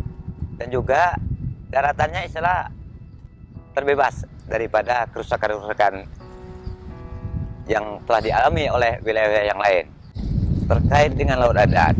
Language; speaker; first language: Indonesian; non-native, local second language; Malay